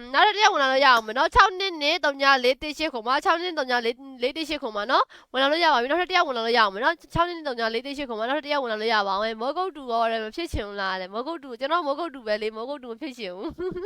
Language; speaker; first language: Burmese; native; Burmese